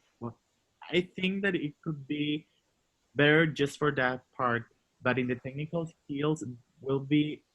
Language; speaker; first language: English; non-native, learner; Spanish